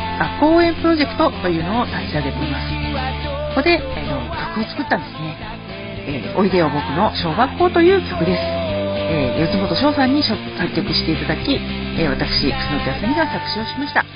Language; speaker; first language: Japanese; native; Japanese